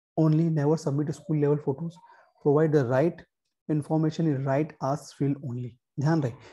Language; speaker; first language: Hindi; native; Hindi